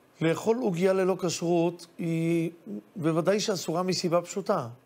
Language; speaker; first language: Hebrew; native; Hebrew